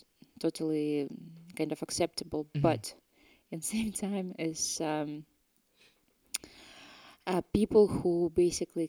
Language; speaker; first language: English; non-native, fluent; Ukrainian